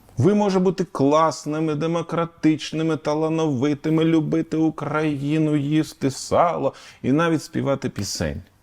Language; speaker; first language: Ukrainian; native; Ukrainian